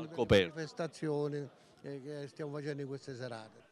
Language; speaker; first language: Italian; native; Italian